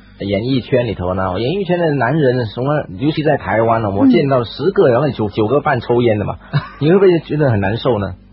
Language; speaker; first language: Chinese; native; Chinese